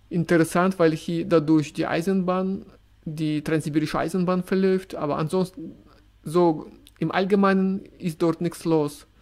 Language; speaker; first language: German; non-native, fluent; Russian